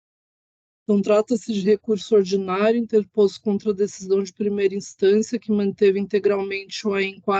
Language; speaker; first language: Portuguese; native; Portuguese